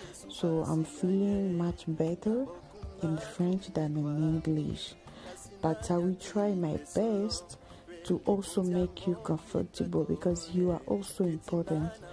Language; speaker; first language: English; non-native, learner; French